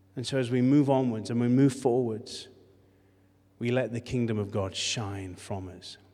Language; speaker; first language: English; native; English